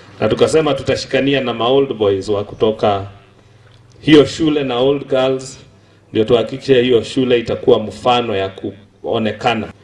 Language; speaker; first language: Swahili; non-native, local second language; Kikuyu